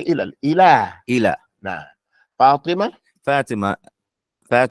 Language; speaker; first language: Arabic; non-native, fluent; English